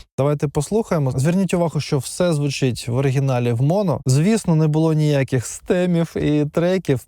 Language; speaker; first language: Ukrainian; non-native, local second language; Russian